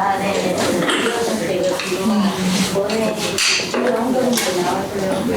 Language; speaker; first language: Korean; non-native, learner; Vietnamese